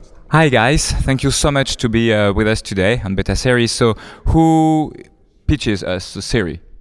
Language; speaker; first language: English; non-native, fluent; French